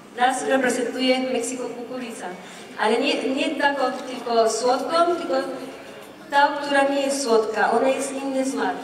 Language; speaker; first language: Polish; non-native, learner; Spanish